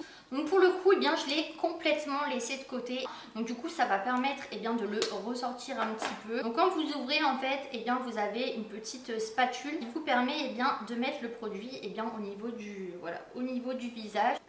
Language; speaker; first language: French; native; French